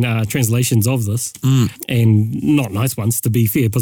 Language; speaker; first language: English; native; English